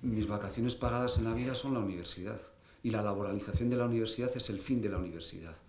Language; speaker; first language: Spanish; native; Spanish